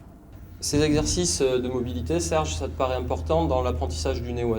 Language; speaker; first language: French; native; French